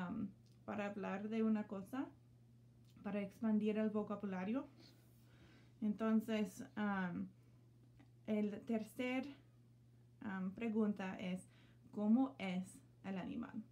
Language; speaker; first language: Spanish; non-native, learner; English